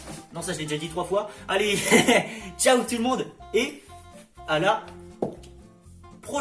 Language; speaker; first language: French; native; French